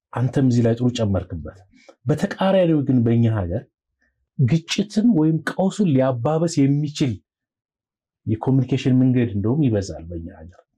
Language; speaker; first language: Amharic; native; Amharic